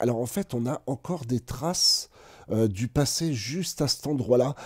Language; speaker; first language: French; native; French